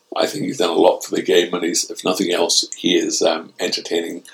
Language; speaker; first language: English; native; English